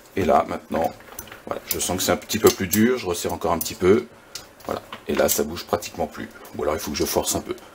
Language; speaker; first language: French; native; French